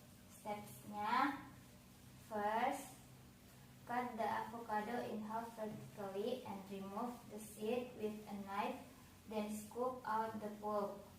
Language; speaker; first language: English; non-native, learner; Indonesian